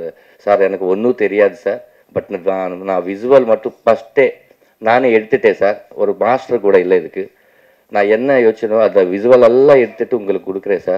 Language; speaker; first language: Tamil; non-native, local second language; Telugu